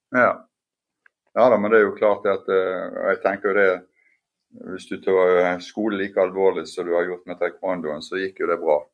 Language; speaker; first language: Norwegian; native; Norwegian